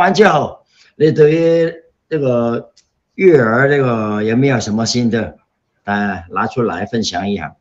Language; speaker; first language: Chinese; non-native, local second language; Cantonese